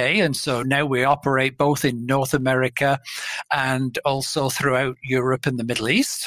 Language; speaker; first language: English; native; English